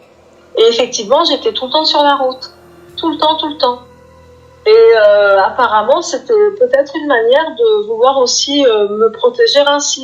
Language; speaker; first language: French; native; French